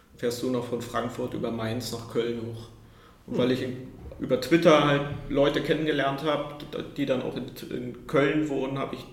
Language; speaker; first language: German; native; German